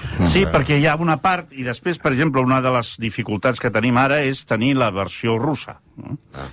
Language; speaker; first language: Catalan; native; Catalan